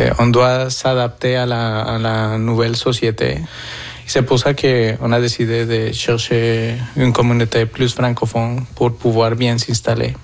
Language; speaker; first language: French; non-native, fluent; Spanish